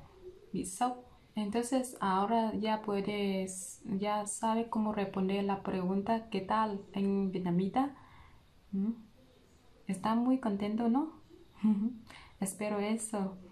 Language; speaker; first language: Spanish; non-native, learner; Vietnamese